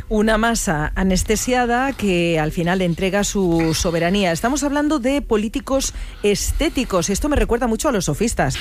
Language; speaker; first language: Spanish; native; Spanish